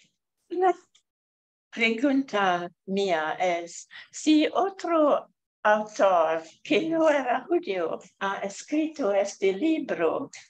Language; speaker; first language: Spanish; non-native, fluent; English